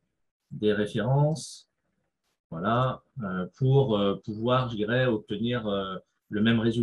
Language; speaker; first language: French; native; French